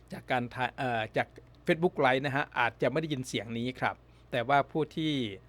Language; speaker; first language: Thai; native; Thai